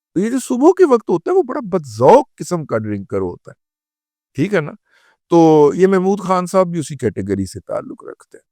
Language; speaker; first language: Urdu; non-native, local second language; Punjabi